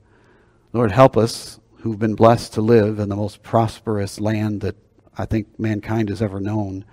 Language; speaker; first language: English; native; English